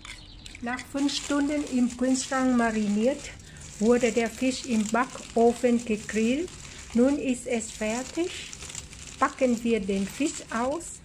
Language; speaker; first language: German; non-native, fluent; Vietnamese